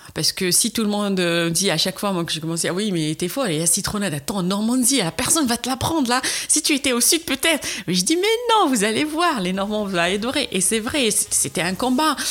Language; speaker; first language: French; non-native, local second language; Arabic